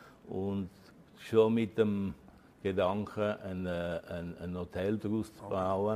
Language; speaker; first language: German; early bilingual, heritage; Italian